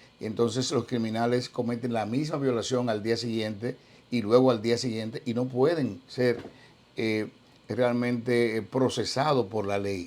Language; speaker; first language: Spanish; native; Spanish